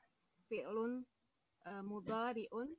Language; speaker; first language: Arabic; non-native, learner; Indonesian